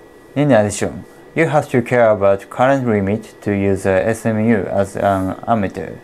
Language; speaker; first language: English; non-native, fluent; Japanese